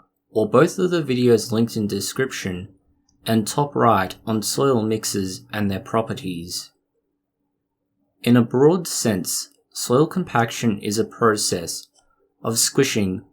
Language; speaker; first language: English; native; English